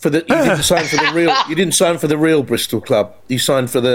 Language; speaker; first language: English; native; English